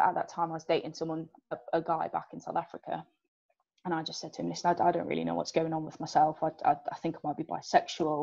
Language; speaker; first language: English; native; English